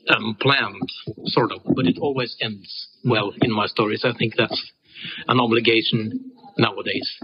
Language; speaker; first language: English; non-native, fluent; Norwegian